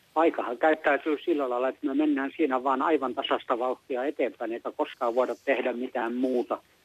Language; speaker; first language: Finnish; native; Finnish